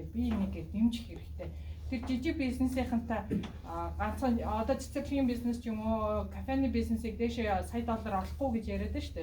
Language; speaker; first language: Mongolian; native; Mongolian